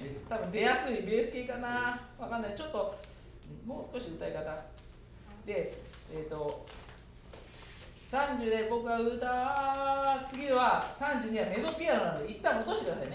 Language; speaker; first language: Japanese; native; Japanese